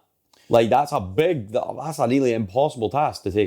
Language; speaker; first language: English; native; English